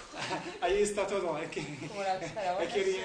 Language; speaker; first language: Spanish; non-native, learner; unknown